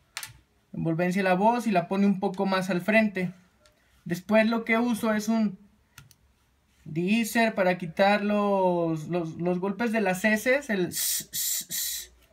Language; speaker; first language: Spanish; native; Spanish